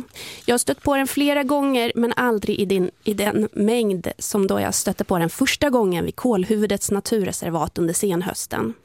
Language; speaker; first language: Swedish; native; Swedish